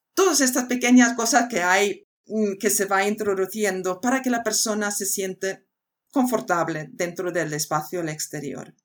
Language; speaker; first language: Spanish; non-native, fluent; Swedish